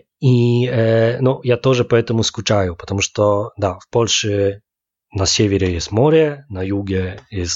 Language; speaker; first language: Polish; non-native, learner; Russian